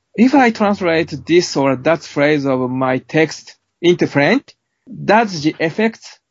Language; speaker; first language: English; non-native, fluent; Japanese